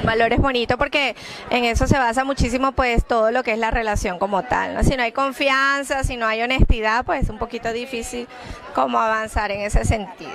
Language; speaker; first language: Spanish; native; Spanish